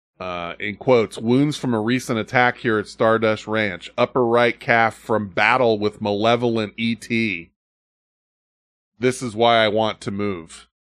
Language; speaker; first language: English; native; English